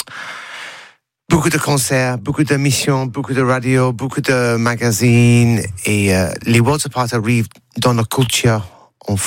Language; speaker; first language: French; non-native, learner; English